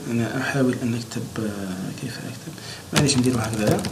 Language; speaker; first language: Arabic; native; Arabic